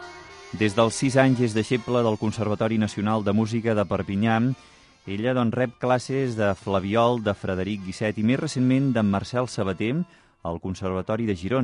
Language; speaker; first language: Catalan; native; Catalan